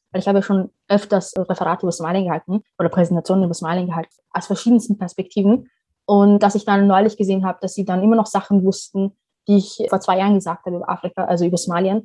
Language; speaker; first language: German; early bilingual, other home language; Somali